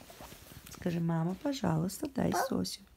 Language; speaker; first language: Russian; native; Russian